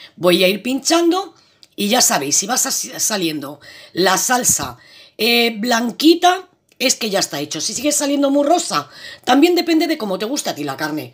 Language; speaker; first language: Spanish; native; Spanish